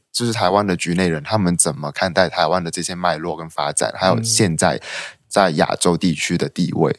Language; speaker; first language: Chinese; non-native, local second language; Cantonese